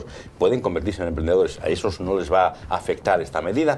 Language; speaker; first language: Spanish; native; Spanish